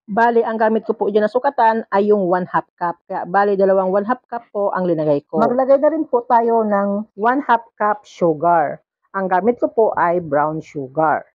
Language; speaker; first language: Filipino; non-native, local second language; Bikol